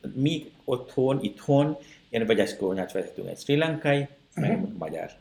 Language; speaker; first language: Hungarian; non-native, fluent; Sinhala